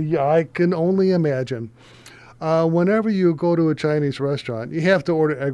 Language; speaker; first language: English; native; English